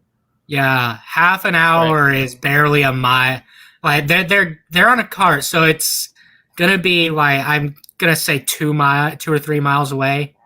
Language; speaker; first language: English; native; English